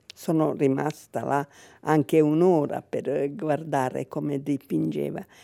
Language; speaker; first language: Italian; non-native, fluent; Hungarian